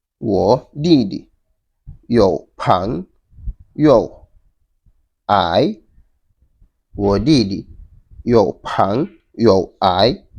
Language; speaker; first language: Chinese; non-native, fluent; Wolof